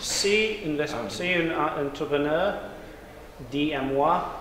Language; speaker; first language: French; non-native, learner; English